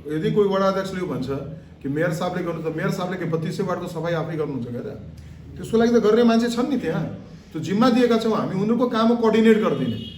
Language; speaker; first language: Nepali; non-native, local second language; Marwari